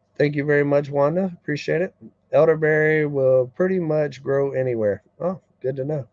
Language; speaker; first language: English; native; English